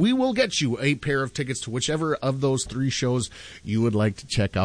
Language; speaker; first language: English; native; English